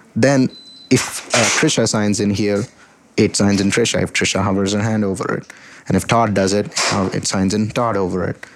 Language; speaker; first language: English; non-native, local second language; Hindi